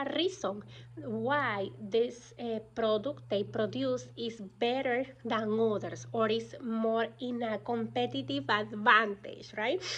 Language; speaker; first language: English; non-native, fluent; Spanish